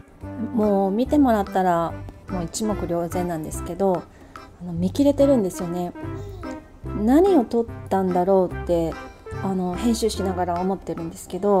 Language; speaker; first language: Japanese; native; Japanese